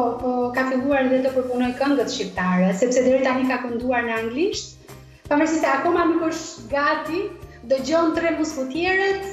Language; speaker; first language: Albanian; native; Albanian